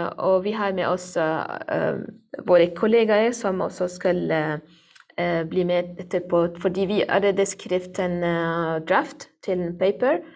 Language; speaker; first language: Norwegian; non-native, learner; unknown